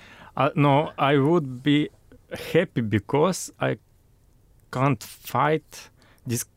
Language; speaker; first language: English; non-native, learner; Russian